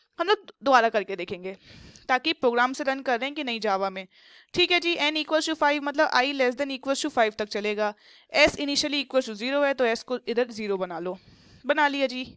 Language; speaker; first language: Hindi; native; Hindi